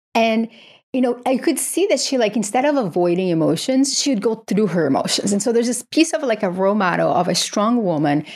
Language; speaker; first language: English; non-native, fluent; Portuguese